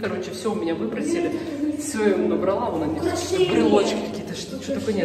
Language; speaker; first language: Russian; native; Russian